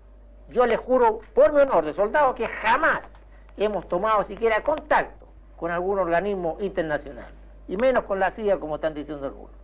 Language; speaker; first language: Spanish; native; Spanish